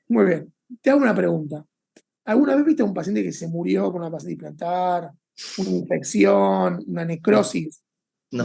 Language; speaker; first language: Spanish; native; Spanish